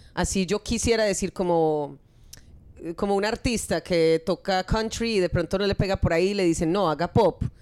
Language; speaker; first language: Spanish; early bilingual, heritage; Spanish